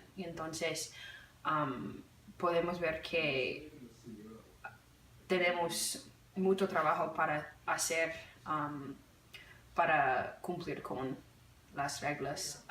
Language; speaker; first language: Spanish; non-native, learner; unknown